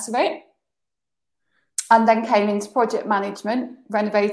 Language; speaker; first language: English; native; English